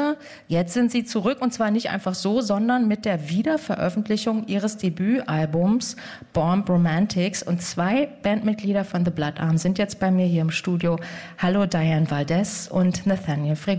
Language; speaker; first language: German; native; German